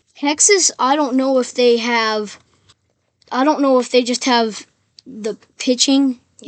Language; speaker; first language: English; native; English